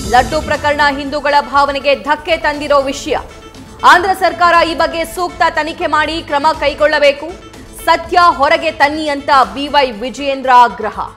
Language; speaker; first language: Kannada; native; Kannada